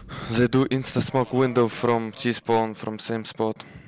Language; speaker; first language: English; non-native, fluent; Russian